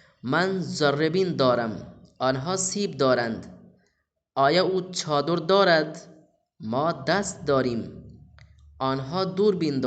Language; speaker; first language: Persian; non-native, fluent; Urdu